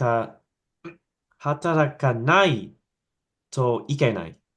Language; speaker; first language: Japanese; non-native, learner; English